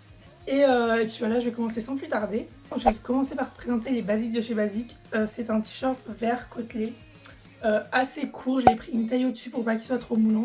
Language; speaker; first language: French; native; French